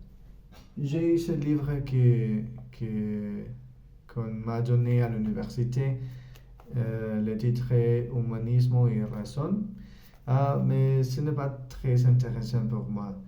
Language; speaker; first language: French; non-native, learner; Spanish